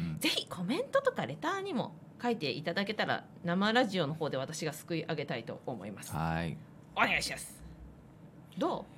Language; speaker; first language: Japanese; native; Japanese